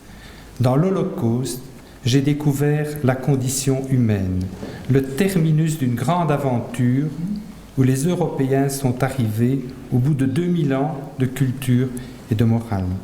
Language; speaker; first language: French; native; French